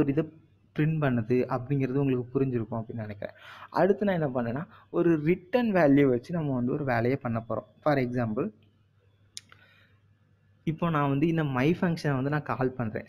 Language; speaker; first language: Tamil; native; Tamil